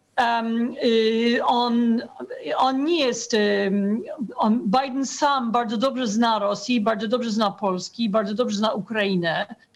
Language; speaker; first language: Polish; non-native, fluent; English